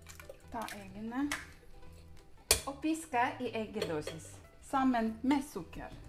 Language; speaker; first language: Norwegian; non-native, learner; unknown